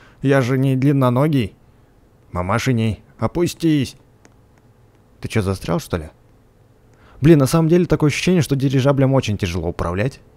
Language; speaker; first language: Russian; native; Russian